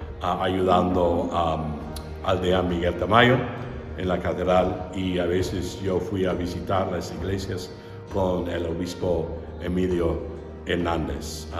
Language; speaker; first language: Spanish; non-native, fluent; English